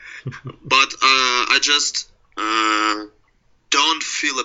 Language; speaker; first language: English; non-native, learner; Russian